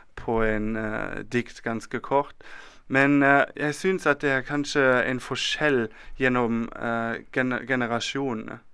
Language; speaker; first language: Norwegian; non-native, fluent; German